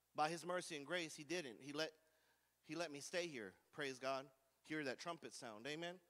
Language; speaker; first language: English; native; English